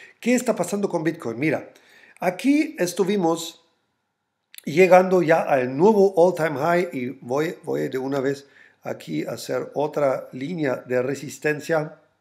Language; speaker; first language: Spanish; non-native, fluent; German